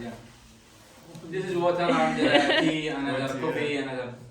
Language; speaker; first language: English; non-native, learner; Arabic